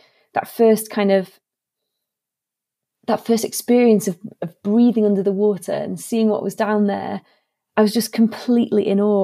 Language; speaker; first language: English; native; English